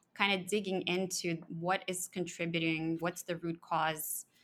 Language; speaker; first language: English; early bilingual, other home language; Russian